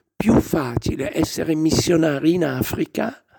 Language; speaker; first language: Italian; native; Italian